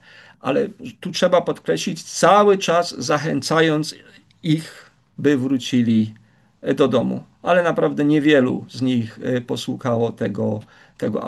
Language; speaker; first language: Polish; native; Polish